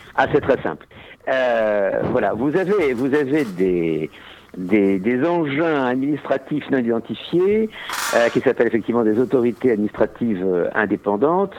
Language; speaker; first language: French; native; French